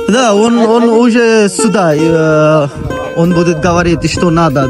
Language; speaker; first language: Russian; non-native, learner; Bangla